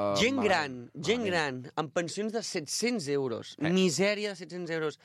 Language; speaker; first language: Catalan; native; Catalan